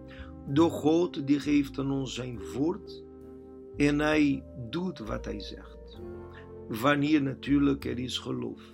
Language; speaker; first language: Dutch; non-native, learner; Portuguese